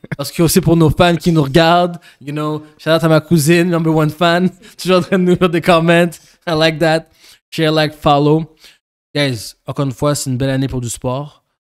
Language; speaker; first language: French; early bilingual, other home language; Haitian Creole